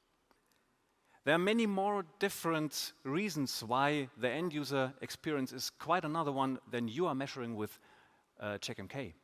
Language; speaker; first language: English; non-native, fluent; German